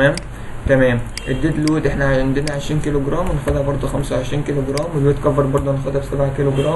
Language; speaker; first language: Arabic; native; Arabic